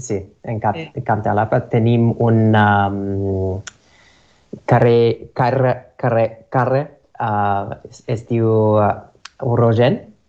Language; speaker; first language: Catalan; non-native, learner; English